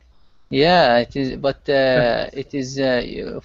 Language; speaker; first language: English; non-native, learner; Arabic